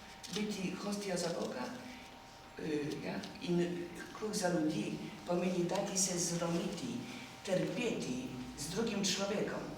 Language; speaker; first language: Slovenian; non-native, learner; Polish